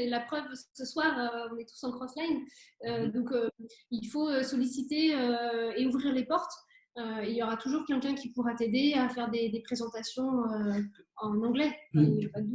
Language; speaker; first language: French; native; French